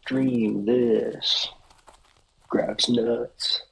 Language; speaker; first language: English; native; English